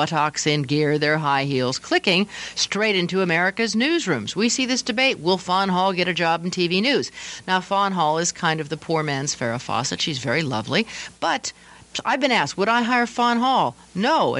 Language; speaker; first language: English; native; English